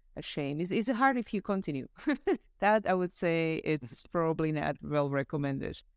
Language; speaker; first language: English; non-native, fluent; Slovak